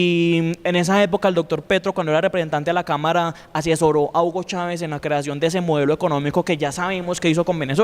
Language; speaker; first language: Spanish; native; Spanish